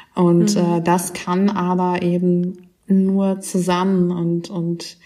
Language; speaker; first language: German; native; German